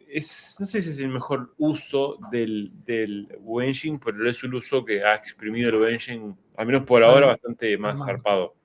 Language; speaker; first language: Spanish; native; Spanish